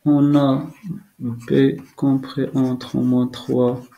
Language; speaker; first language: French; non-native, local second language; Arabic